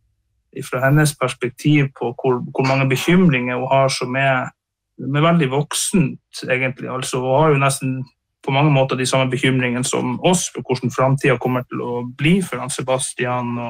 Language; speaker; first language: Norwegian; native; Norwegian